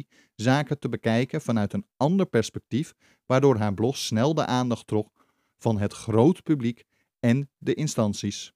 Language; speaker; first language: Dutch; native; Dutch